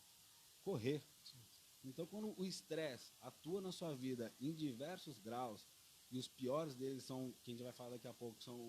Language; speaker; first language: Portuguese; native; Portuguese